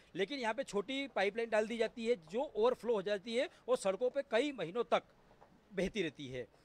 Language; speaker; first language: Hindi; native; Hindi